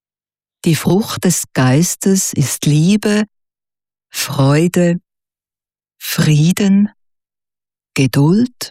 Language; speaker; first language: German; native; German